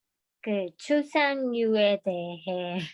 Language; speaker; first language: Korean; non-native, learner; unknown